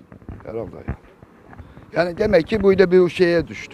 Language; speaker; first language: Turkish; native; Turkish